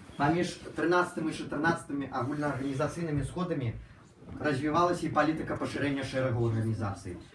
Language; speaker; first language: Belarusian; non-native, local second language; Russian